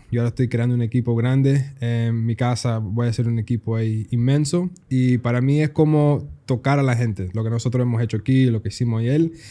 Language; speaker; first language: Spanish; early bilingual, heritage; Spanish